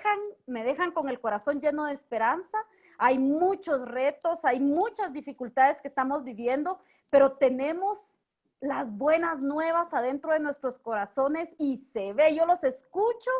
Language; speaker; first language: Spanish; native; Spanish